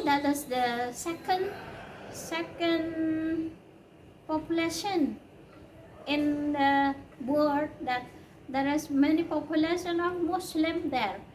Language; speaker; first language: English; non-native, learner; Indonesian